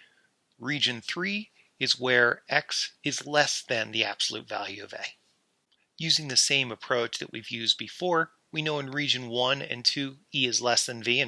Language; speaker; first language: English; native; English